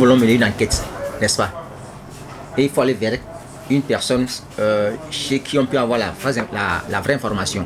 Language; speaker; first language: French; non-native, local second language; Fon